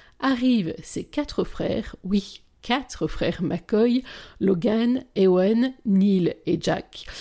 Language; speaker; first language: French; native; French